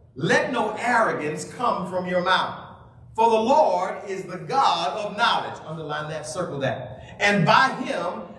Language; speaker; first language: English; native; English